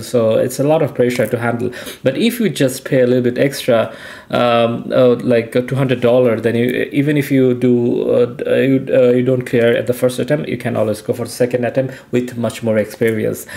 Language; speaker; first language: English; non-native, local second language; Bangla